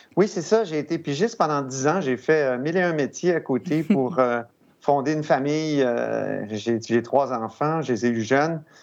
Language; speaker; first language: French; native; French